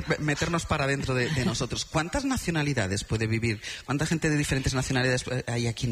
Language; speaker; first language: Spanish; native; Spanish